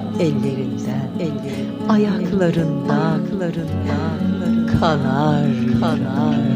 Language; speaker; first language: Turkish; native; Turkish